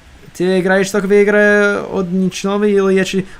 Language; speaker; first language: Russian; non-native, learner; English